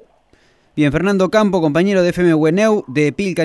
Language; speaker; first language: Spanish; native; Spanish